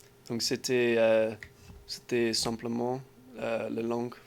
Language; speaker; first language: French; non-native, learner; English